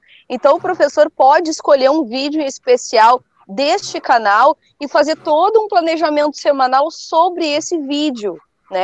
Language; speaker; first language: Portuguese; native; Portuguese